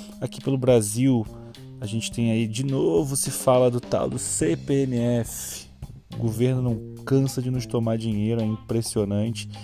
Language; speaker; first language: Portuguese; native; Portuguese